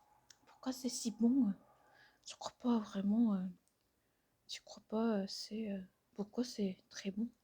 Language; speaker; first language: French; non-native, fluent; Korean